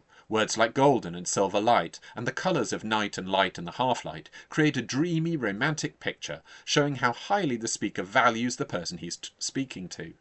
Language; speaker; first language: English; native; English